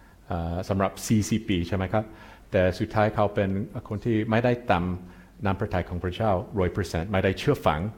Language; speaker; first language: Thai; non-native, fluent; English